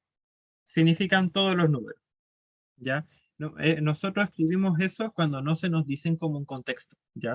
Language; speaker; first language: Spanish; native; Spanish